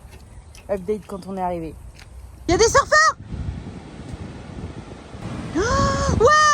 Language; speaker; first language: French; native; French